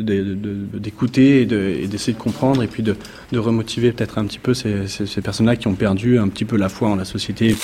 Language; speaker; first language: French; native; French